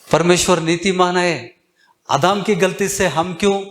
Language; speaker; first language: Hindi; non-native, local second language; Kannada